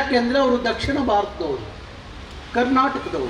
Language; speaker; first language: Kannada; native; Kannada